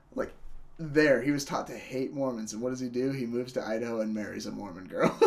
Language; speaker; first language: English; early bilingual, other home language; Italian